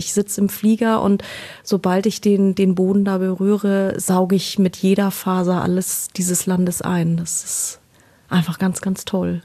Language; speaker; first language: German; native; German